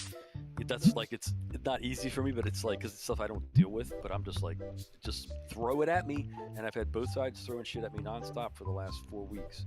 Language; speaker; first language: English; native; English